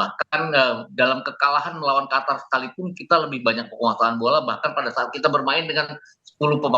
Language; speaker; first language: Indonesian; native; Indonesian